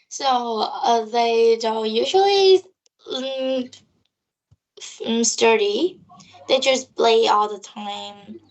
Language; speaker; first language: English; non-native, learner; Vietnamese